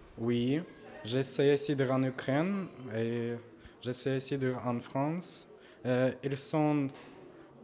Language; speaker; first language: French; non-native, learner; Ukrainian